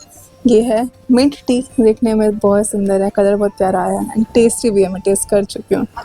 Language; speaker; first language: Hindi; native; Hindi